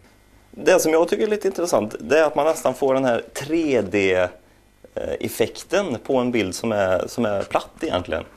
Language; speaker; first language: Swedish; native; Swedish